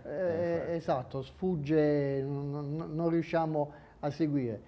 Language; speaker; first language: Italian; native; Italian